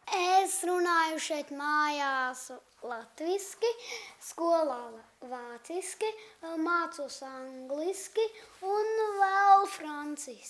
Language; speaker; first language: Latvian; early bilingual, heritage; Latvian